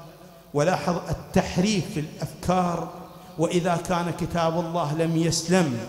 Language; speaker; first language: Arabic; native; Arabic